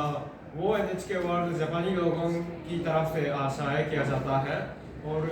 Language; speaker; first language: Hindi; non-native, fluent; Japanese